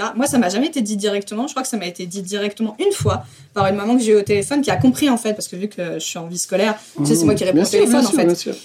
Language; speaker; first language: French; native; French